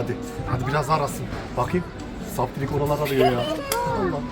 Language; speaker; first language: Turkish; native; Turkish